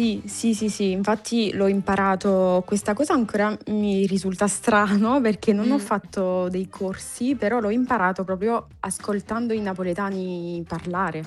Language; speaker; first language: Italian; non-native, fluent; French